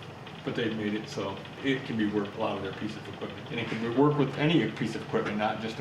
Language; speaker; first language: English; native; English